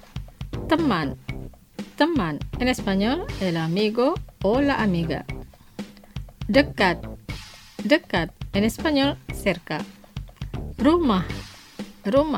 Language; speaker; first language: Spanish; non-native, fluent; Indonesian